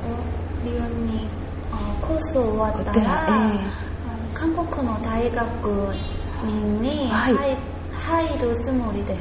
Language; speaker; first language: Japanese; non-native, learner; Korean